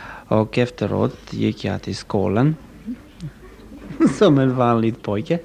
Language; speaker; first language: Swedish; non-native, learner; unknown